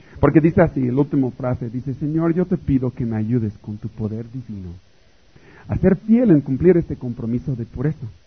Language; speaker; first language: Spanish; native; Spanish